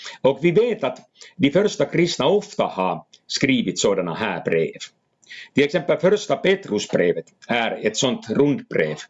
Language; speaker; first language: Swedish; non-native, fluent; Finnish